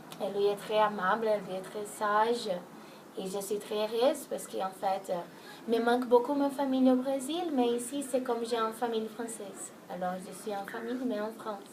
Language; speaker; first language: French; non-native, learner; Portuguese